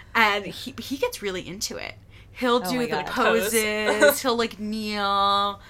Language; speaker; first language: English; native; English